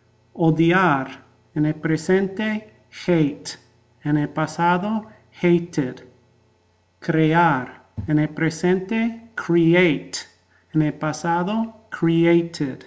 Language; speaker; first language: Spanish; non-native, fluent; English